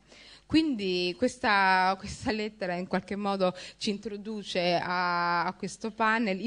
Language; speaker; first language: Italian; early bilingual, other home language; Somali